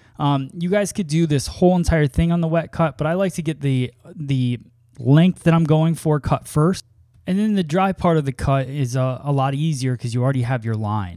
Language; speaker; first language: English; native; English